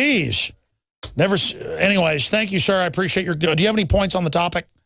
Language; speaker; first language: English; native; English